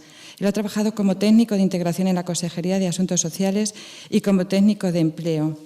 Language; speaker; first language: Spanish; native; Spanish